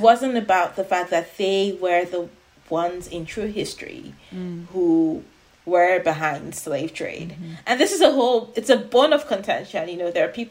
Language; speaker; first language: English; non-native, local second language; Yoruba